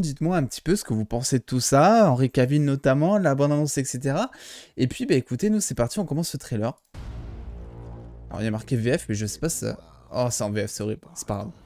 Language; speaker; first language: French; native; French